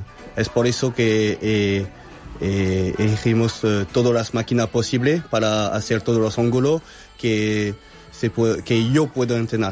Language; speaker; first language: Spanish; non-native, fluent; French